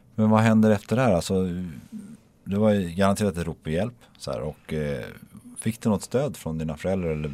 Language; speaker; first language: Swedish; native; Swedish